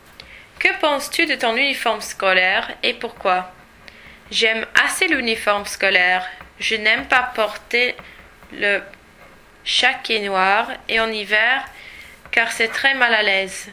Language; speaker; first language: French; non-native, learner; English